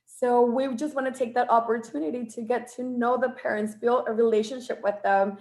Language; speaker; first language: English; non-native, fluent; Spanish